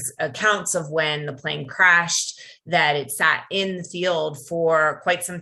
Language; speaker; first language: English; native; English